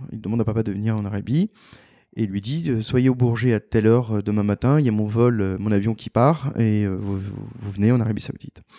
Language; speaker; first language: French; native; French